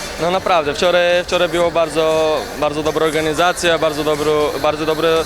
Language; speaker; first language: Polish; non-native, learner; Bulgarian